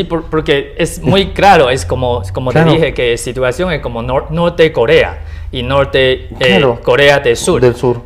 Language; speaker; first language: Spanish; non-native, learner; Chinese